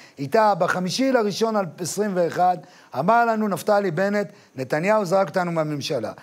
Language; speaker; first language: Hebrew; native; Hebrew